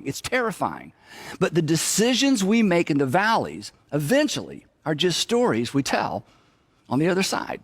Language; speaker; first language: English; native; English